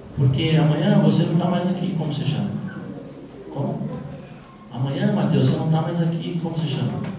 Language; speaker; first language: Portuguese; native; Portuguese